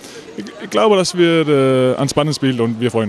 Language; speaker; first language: German; non-native, fluent; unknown